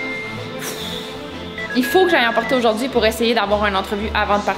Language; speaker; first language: French; native; French